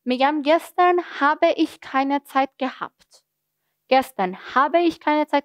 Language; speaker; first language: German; non-native, fluent; Persian